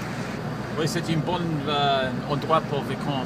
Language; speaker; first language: French; non-native, learner; English